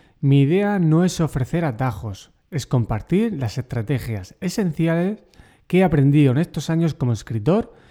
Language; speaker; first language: Spanish; native; Spanish